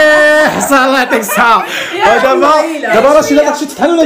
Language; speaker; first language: Arabic; native; Arabic